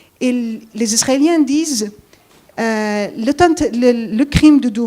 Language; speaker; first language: French; non-native, fluent; Arabic